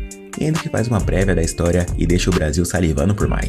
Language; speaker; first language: Portuguese; native; Portuguese